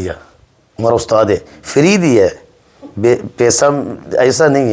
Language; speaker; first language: Hindi; non-native, learner; Arabic